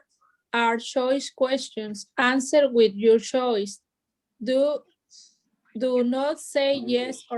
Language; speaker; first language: English; non-native, learner; Spanish